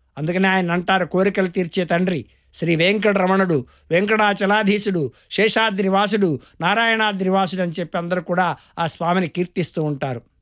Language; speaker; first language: Telugu; early bilingual, heritage; Telugu